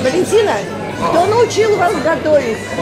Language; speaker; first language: Russian; native; Russian